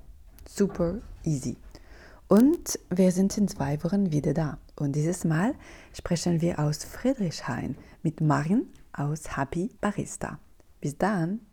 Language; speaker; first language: German; non-native, fluent; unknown